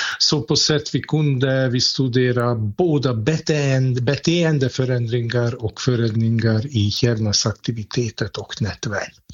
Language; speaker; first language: Swedish; non-native, fluent; Hungarian